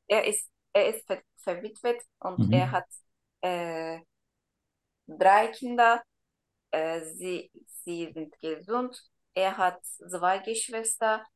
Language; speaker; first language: German; non-native, learner; Turkish